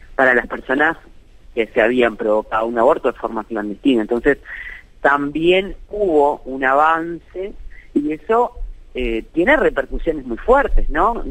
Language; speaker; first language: Spanish; native; Spanish